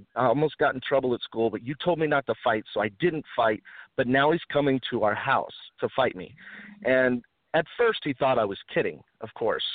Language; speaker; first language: English; early bilingual, other home language; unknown